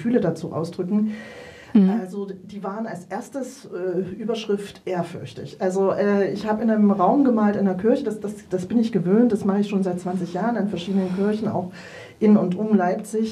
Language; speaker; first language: German; native; German